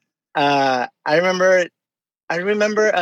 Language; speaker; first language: English; non-native, fluent; Spanish